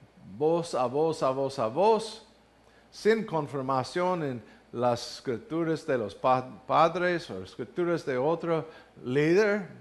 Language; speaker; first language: Spanish; non-native, fluent; English